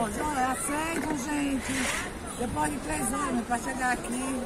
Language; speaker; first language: Portuguese; native; Portuguese